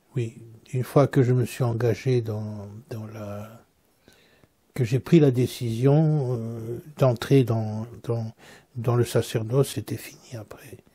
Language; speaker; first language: French; native; French